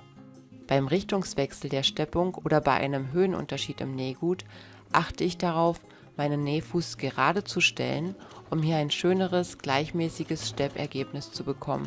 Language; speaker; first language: German; native; German